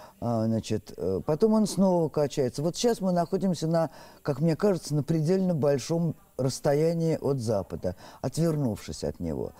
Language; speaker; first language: Russian; native; Russian